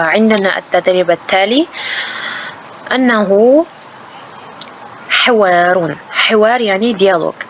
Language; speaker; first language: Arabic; non-native, fluent; Uzbek